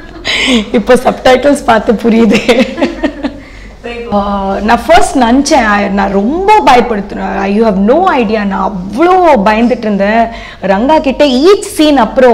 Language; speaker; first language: Tamil; non-native, fluent; Odia